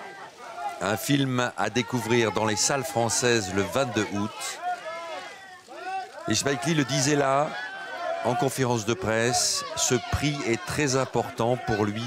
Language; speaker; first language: French; native; French